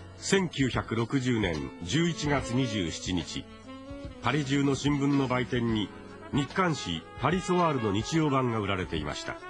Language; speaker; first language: Japanese; native; Japanese